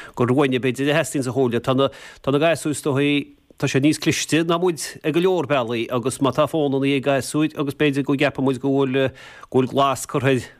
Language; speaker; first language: Irish; native; Irish